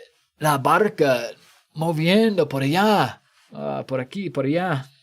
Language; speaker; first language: Spanish; non-native, fluent; English